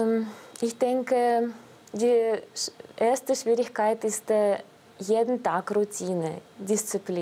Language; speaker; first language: German; non-native, fluent; Russian